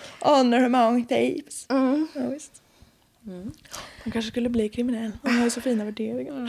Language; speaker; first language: Swedish; native; Swedish